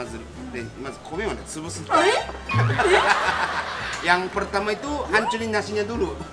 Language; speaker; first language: Indonesian; non-native, fluent; Japanese